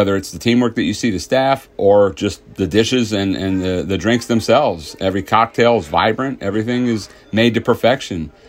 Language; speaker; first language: English; native; English